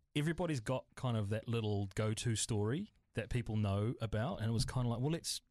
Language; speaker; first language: English; native; English